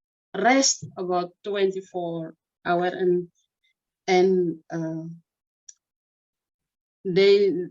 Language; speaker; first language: English; non-native, learner; Indonesian